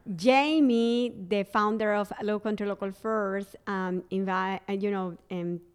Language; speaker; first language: English; non-native, fluent; Spanish